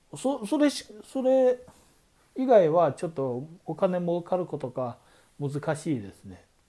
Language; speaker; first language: Japanese; non-native, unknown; Chinese